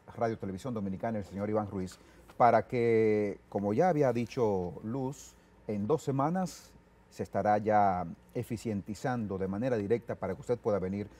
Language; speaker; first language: Spanish; native; Spanish